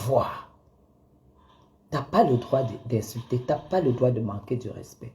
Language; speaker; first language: French; native; French